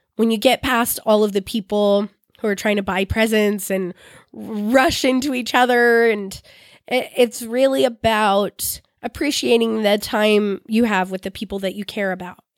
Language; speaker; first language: English; native; English